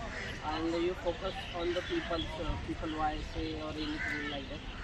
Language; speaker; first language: English; non-native, learner; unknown